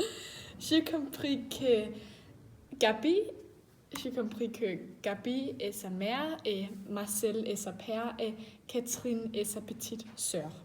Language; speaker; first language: French; non-native, learner; Danish